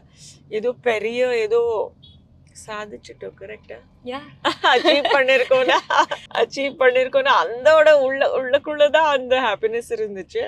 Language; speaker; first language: Tamil; non-native, fluent; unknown